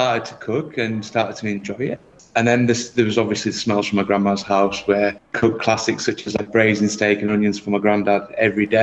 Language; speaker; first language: English; native; English